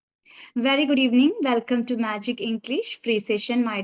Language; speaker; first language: English; non-native, fluent; Malayalam